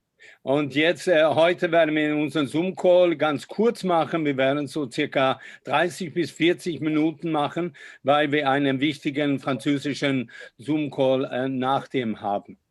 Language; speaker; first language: German; non-native, fluent; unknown